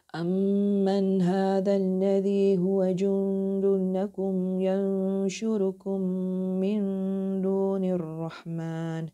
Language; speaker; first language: Arabic; non-native, learner; Indonesian